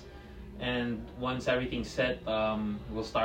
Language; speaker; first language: English; non-native, local second language; Filipino